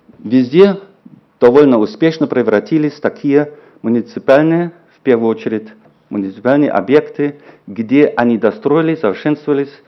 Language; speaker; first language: Russian; non-native, fluent; German